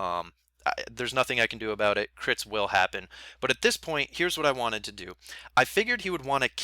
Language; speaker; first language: English; native; English